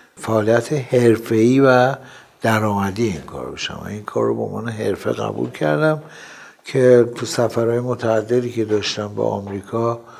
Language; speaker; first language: Persian; non-native, local second language; Azerbaijani